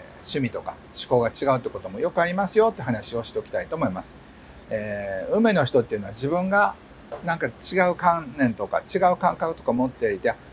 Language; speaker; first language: Japanese; native; Japanese